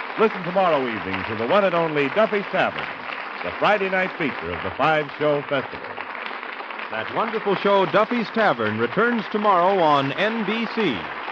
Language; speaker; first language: English; native; English